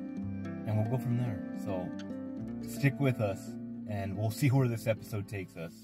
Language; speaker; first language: English; native; English